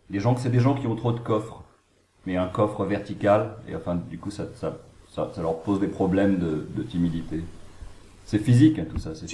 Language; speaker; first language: French; native; French